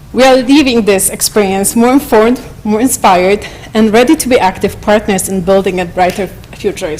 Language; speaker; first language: English; non-native, fluent; Polish